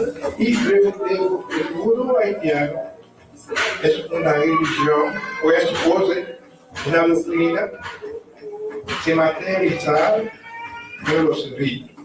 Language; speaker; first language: Spanish; non-native, learner; Haitian Creole